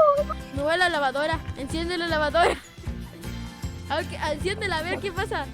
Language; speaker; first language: Spanish; native; Spanish